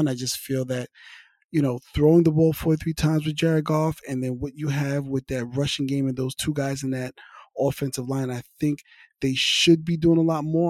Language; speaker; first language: English; native; English